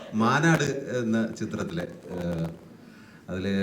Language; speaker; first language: Malayalam; native; Malayalam